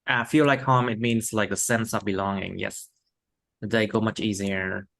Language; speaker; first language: English; non-native, fluent; Vietnamese